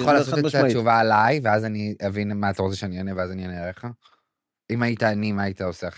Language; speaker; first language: Hebrew; native; Hebrew